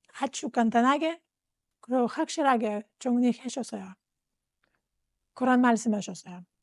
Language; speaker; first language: Korean; non-native, fluent; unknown